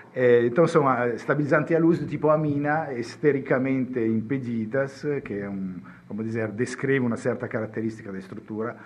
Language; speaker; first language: Portuguese; non-native, fluent; Italian